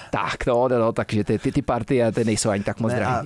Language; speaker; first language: Czech; early bilingual, heritage; Czech